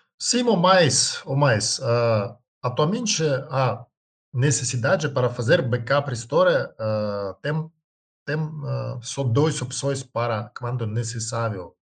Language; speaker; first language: Portuguese; non-native, learner; Russian